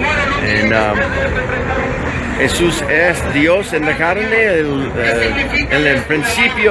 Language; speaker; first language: Spanish; non-native, learner; English